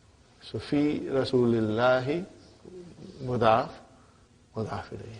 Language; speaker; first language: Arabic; non-native, fluent; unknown